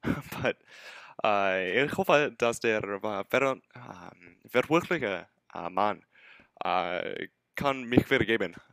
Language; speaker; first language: German; non-native, learner; English